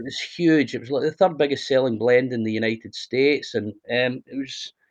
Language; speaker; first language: English; native; English